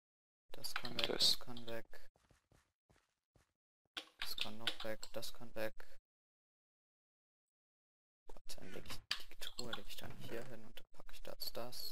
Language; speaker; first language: German; native; German